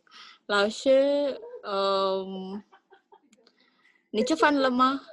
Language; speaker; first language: Chinese; non-native, learner; Indonesian